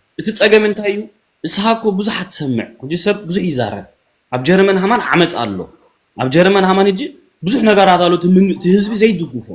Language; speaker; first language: Tigrinya; early bilingual, heritage; Tigrinya